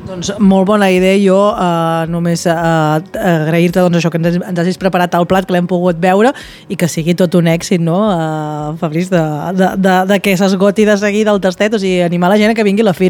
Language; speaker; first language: Catalan; native; Catalan